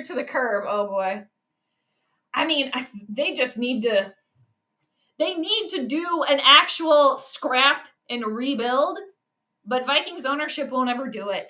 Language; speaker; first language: English; native; English